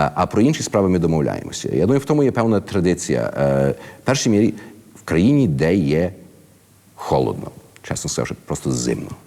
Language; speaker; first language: Ukrainian; early bilingual, heritage; Ukrainian